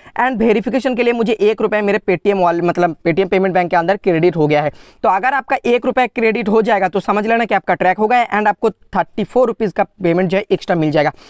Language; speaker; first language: Hindi; non-native, local second language; Bangla